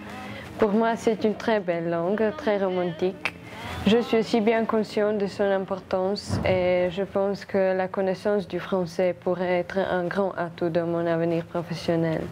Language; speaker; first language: French; non-native, fluent; Croatian